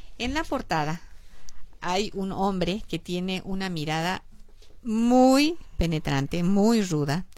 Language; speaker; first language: Spanish; native; Spanish